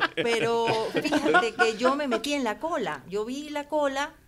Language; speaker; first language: Spanish; native; Spanish